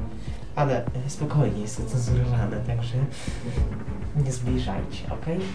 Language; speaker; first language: Polish; native; Polish